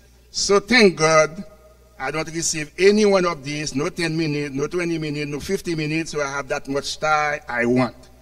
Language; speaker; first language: English; non-native, fluent; Haitian Creole